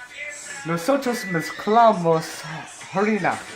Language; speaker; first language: Spanish; non-native, learner; English